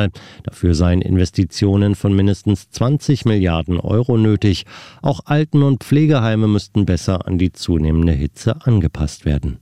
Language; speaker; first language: German; native; German